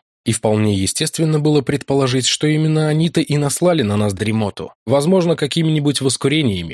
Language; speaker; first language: Russian; native; Russian